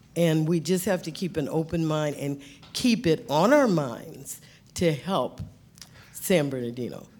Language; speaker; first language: English; native; English